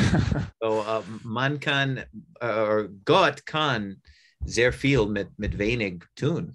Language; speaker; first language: German; non-native, learner; English